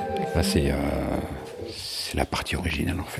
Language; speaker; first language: French; native; French